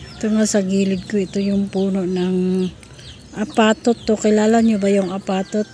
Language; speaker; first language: Filipino; non-native, local second language; Cebuano